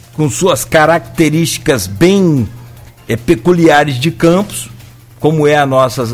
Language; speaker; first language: Portuguese; native; Portuguese